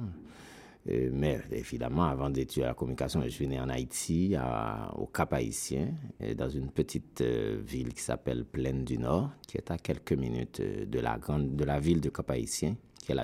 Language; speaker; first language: French; non-native, local second language; Haitian Creole